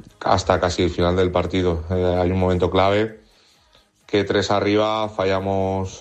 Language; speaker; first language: Spanish; native; Spanish